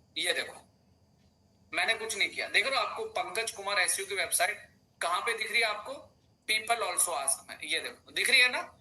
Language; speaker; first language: Hindi; native; Hindi